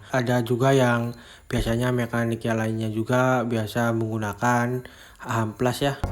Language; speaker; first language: Indonesian; native; Indonesian